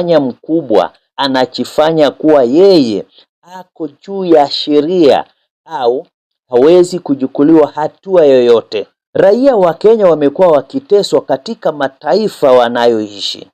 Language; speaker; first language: Swahili; native; Swahili